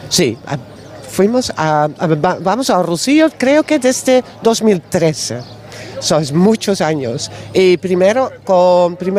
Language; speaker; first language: Spanish; non-native, learner; Dutch